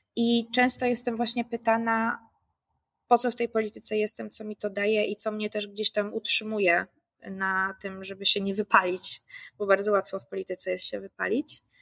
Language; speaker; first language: Polish; native; Polish